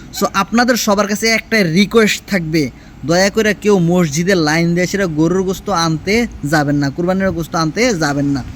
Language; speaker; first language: Bangla; native; Bangla